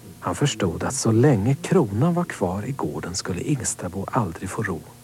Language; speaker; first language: Swedish; native; Swedish